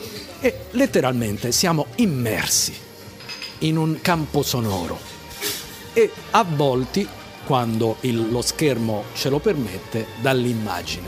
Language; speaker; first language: Italian; native; Italian